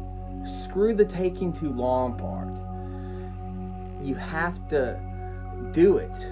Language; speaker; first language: English; native; English